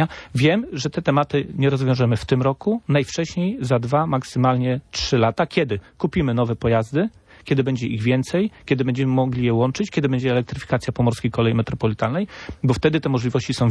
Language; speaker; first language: Polish; native; Polish